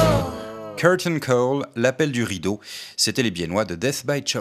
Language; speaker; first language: French; native; French